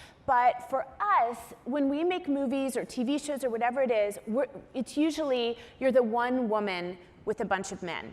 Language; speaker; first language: English; native; English